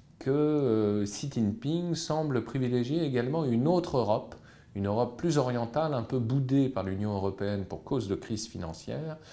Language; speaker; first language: French; native; French